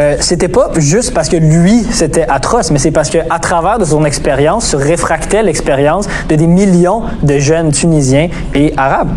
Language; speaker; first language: French; native; French